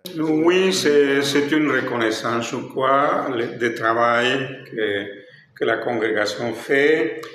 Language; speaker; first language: French; non-native, fluent; Spanish